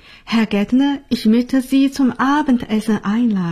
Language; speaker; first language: German; non-native, fluent; Chinese